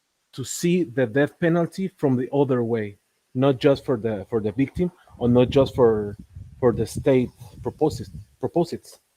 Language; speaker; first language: English; non-native, learner; Spanish